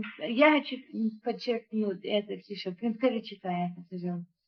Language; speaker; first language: Russian; non-native, learner; English